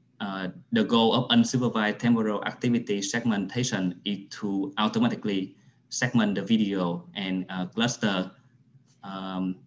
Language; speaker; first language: English; non-native, fluent; Vietnamese